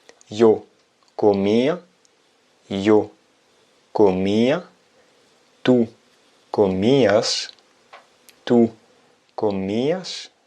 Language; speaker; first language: Spanish; non-native, fluent; French